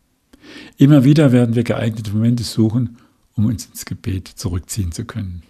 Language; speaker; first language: German; native; German